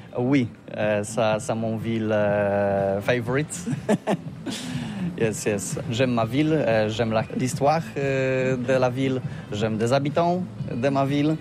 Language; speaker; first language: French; non-native, learner; Polish